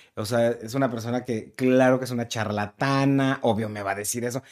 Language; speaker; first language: Spanish; native; Spanish